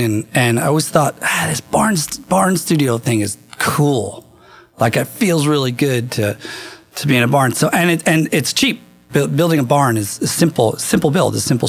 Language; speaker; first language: English; native; English